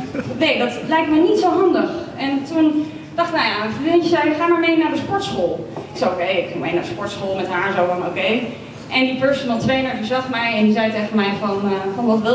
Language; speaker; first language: Dutch; native; Dutch